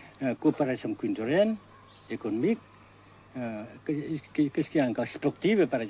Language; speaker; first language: French; non-native, local second language; Vietnamese